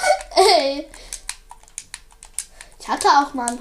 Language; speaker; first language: German; native; German